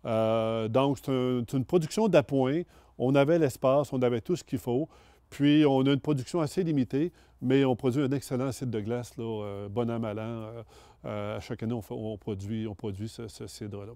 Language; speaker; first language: French; native; French